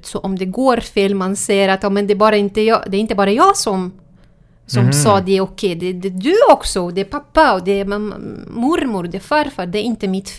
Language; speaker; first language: Swedish; non-native, fluent; Arabic